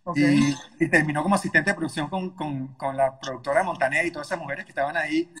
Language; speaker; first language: Spanish; native; Spanish